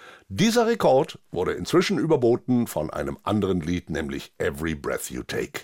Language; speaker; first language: German; native; German